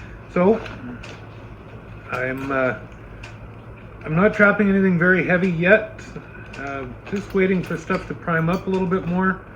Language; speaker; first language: English; native; English